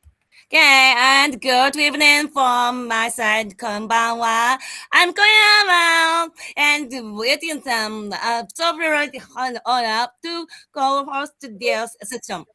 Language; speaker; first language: English; non-native, learner; Japanese